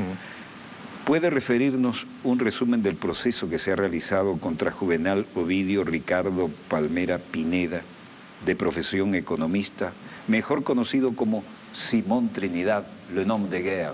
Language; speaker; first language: Spanish; native; Spanish